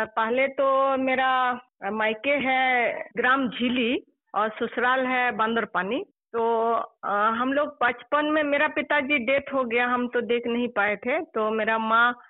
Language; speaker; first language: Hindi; non-native, local second language; Santali